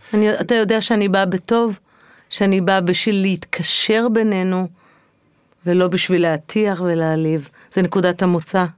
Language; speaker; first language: Hebrew; native; Hebrew